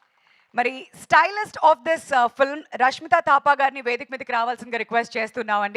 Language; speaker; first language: Telugu; native; Telugu